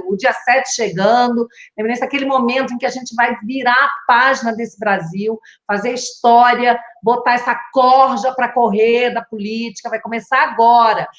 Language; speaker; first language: Portuguese; native; Portuguese